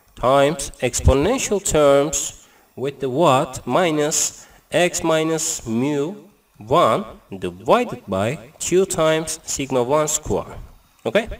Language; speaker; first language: English; non-native, learner; Turkish